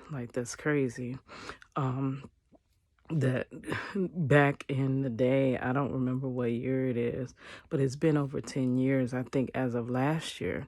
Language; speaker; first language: English; native; English